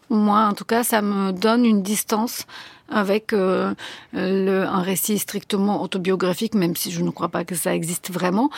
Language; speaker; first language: French; non-native, fluent; Bulgarian